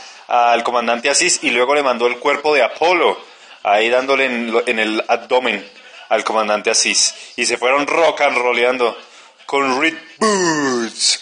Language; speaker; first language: Spanish; native; Spanish